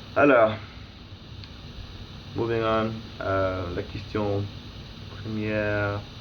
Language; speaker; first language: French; non-native, learner; English